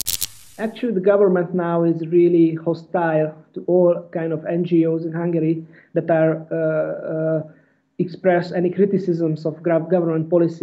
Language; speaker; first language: English; non-native, fluent; Hungarian